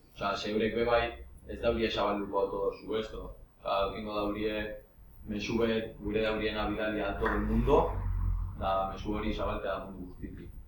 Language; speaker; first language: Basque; native; Basque